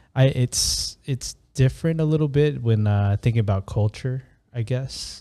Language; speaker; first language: English; early bilingual, other home language; Filipino